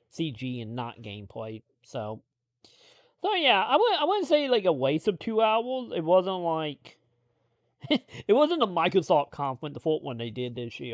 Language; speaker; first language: English; native; English